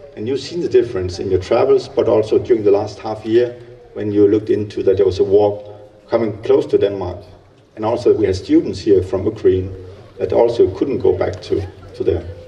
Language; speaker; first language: English; non-native, fluent; Danish